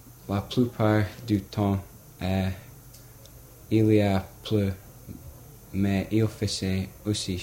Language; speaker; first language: French; non-native, learner; English